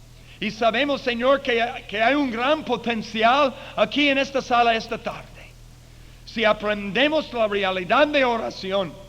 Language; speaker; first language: Spanish; non-native, fluent; English